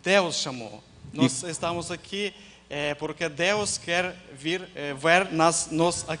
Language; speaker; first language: Portuguese; non-native, learner; Ukrainian